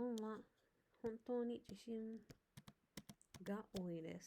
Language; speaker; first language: Japanese; non-native, learner; English